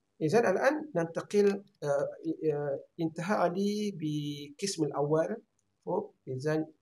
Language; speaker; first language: Arabic; non-native, fluent; Malay